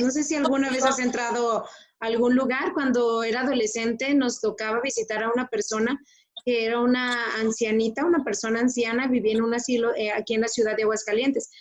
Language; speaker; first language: Spanish; native; Spanish